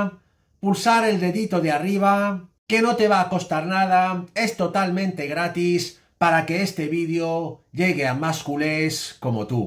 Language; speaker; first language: Spanish; native; Spanish